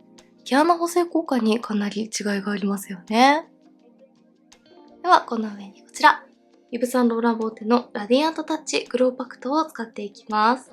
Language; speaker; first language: Japanese; native; Japanese